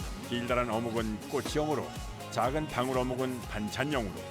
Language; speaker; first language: Korean; native; Korean